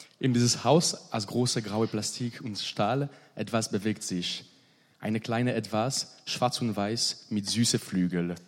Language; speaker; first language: German; non-native, learner; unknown